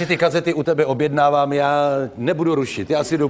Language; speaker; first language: Czech; native; Czech